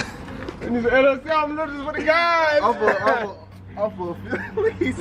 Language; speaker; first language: English; native; English